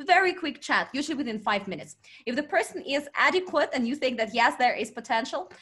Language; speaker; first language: English; non-native, fluent; Russian